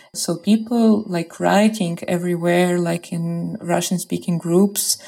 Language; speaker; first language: English; non-native, fluent; Russian